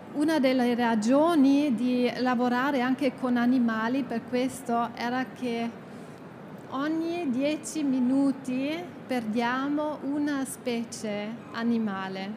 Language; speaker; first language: Italian; non-native, fluent; German